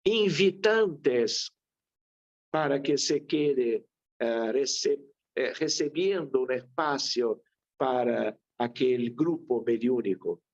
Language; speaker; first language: Spanish; non-native, fluent; Portuguese